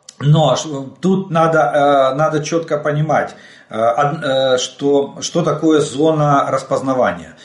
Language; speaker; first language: Russian; native; Russian